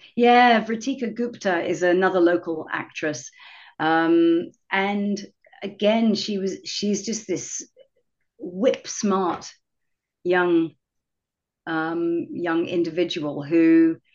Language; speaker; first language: English; native; English